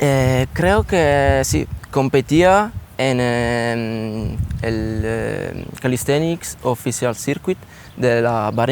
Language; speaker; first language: Spanish; non-native, learner; Italian